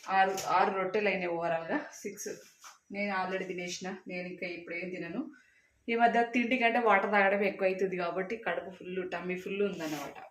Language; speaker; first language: Telugu; native; Telugu